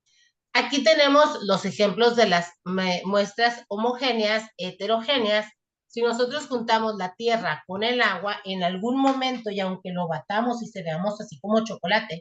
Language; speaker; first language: Spanish; native; Spanish